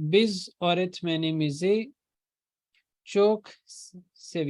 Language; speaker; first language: Turkish; non-native, fluent; Urdu